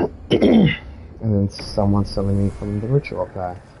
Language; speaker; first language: English; native; English